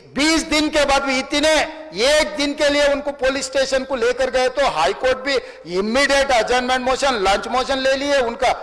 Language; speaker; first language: Hindi; non-native, local second language; Telugu